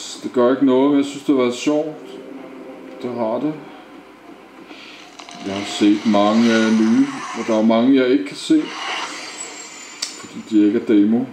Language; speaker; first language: Danish; native; Danish